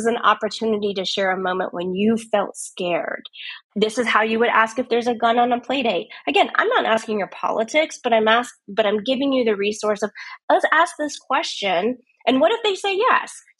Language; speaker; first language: English; native; English